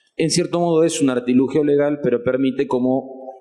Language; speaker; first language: Spanish; native; Spanish